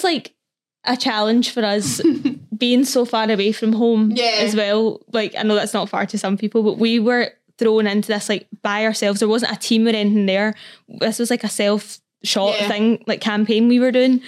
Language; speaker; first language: English; native; English